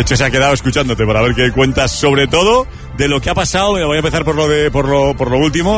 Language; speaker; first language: Spanish; native; Spanish